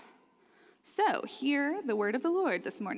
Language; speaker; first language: English; native; English